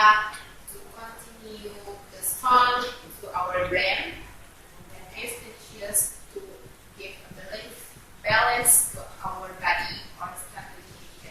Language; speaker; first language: English; non-native, learner; Indonesian